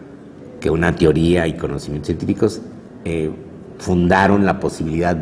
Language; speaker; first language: Spanish; native; Spanish